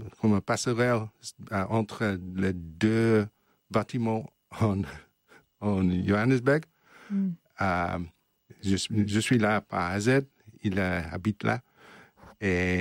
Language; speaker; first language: French; non-native, learner; English